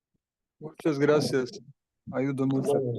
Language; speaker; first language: Spanish; non-native, learner; English